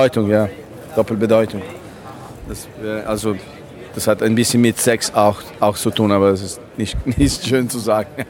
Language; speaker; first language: German; non-native, learner; Italian